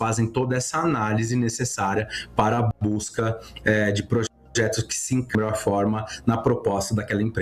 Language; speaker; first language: Portuguese; native; Portuguese